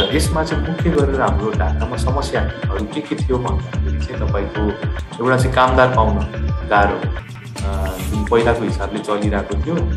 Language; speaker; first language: Nepali; native; Nepali